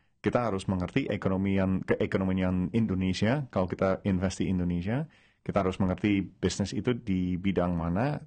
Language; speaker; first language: Indonesian; non-native, fluent; Dutch